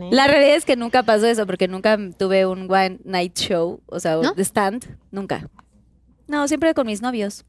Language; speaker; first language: Spanish; native; Spanish